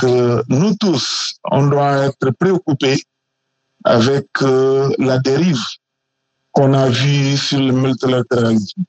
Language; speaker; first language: French; non-native, fluent; Portuguese